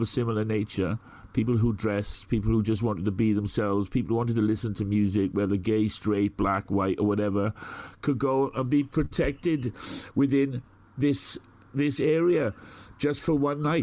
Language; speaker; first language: English; native; English